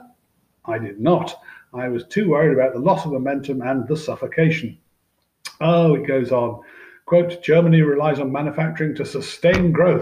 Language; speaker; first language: English; native; English